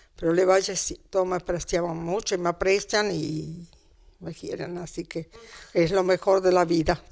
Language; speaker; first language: Spanish; non-native, fluent; Italian